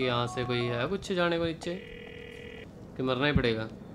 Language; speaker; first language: Hindi; native; Hindi